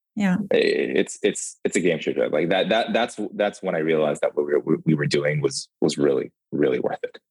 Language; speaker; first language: English; early bilingual, other home language; Ukrainian